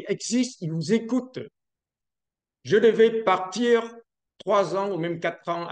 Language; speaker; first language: French; non-native, fluent; Vietnamese